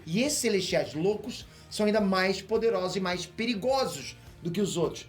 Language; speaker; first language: Portuguese; native; Portuguese